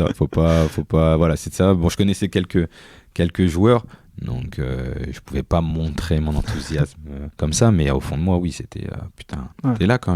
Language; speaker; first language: French; native; French